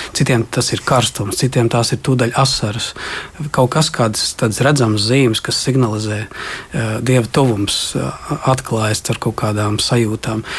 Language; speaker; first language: Latvian; native; Latvian